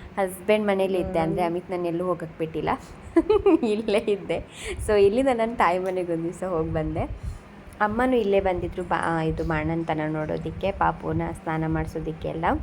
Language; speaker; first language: Kannada; non-native, local second language; Tulu